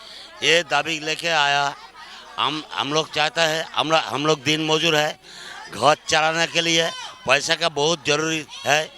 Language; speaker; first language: Hindi; non-native, local second language; Bangla